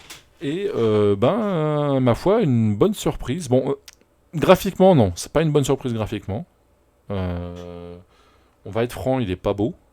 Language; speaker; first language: French; native; French